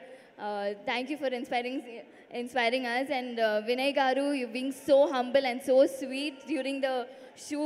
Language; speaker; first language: Telugu; non-native, local second language; Tamil